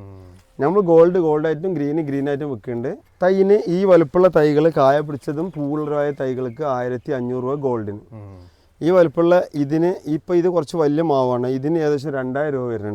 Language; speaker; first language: Malayalam; native; Malayalam